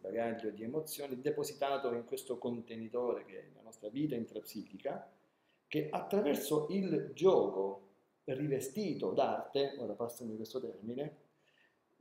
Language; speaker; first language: Italian; native; Italian